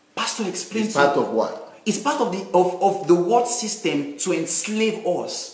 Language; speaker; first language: English; non-native, local second language; Yoruba